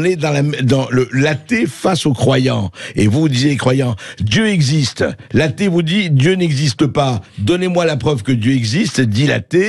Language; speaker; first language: French; native; French